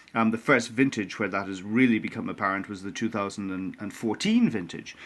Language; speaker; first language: English; native; English